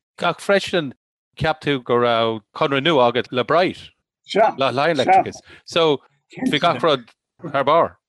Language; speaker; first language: Irish; non-native, local second language; English